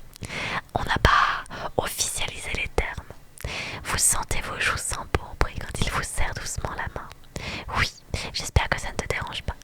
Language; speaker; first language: French; native; French